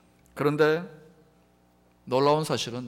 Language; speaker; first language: Korean; native; Korean